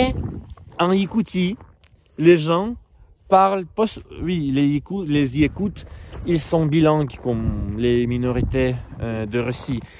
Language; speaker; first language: French; non-native, fluent; Russian